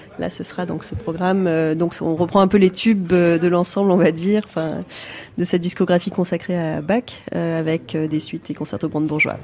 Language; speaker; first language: French; native; French